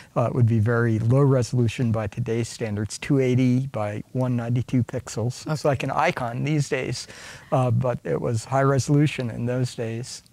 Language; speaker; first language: English; native; English